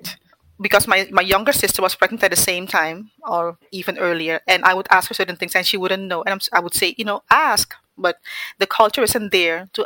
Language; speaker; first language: English; non-native, fluent; Dutch